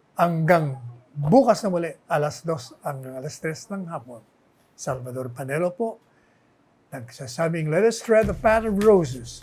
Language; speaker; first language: Filipino; non-native, local second language; Bikol